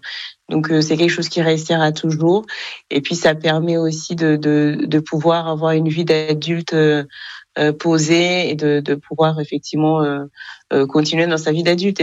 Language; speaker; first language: French; non-native, local second language; Kinyarwanda